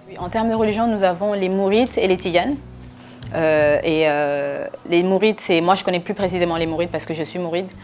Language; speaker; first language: French; early bilingual, other home language; Wolof